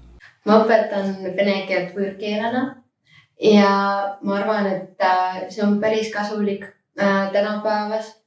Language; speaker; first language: Estonian; non-native, local second language; Russian